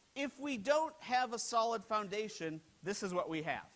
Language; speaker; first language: English; native; English